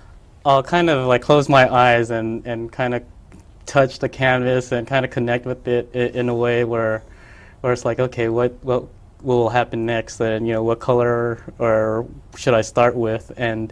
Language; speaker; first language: English; early bilingual, other home language; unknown